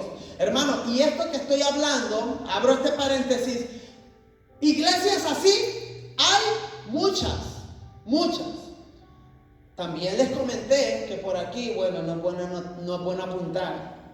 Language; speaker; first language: Spanish; native; Spanish